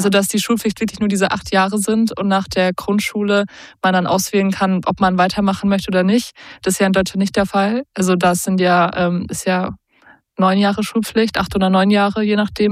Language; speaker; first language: German; native; German